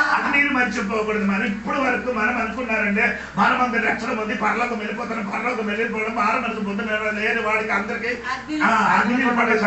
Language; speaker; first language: Telugu; non-native, fluent; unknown